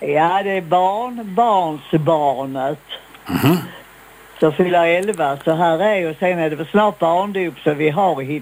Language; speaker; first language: Swedish; native; Swedish